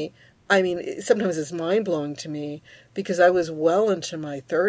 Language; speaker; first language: English; early bilingual, other home language; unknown